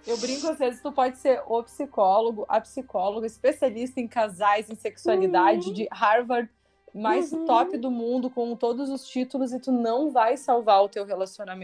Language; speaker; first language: Portuguese; native; Portuguese